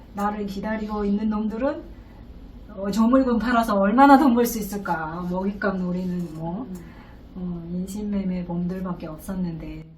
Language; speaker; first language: Korean; native; Korean